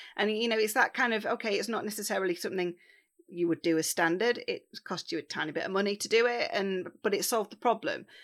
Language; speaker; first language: English; native; English